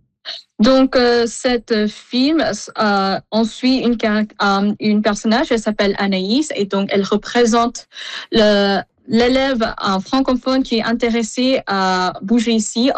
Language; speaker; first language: French; non-native, fluent; Filipino